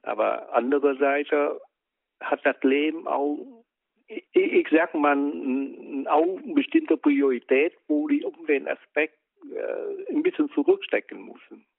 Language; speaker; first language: German; non-native, fluent; Vietnamese